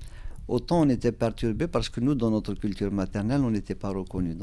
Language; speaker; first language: French; non-native, local second language; Kabyle